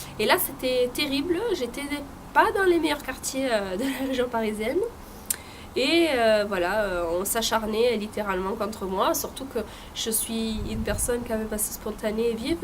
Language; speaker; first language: French; early bilingual, other home language; Italian